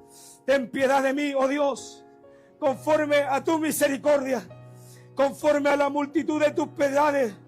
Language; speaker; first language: Spanish; native; Spanish